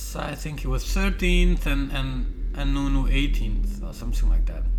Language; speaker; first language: English; non-native, fluent; Portuguese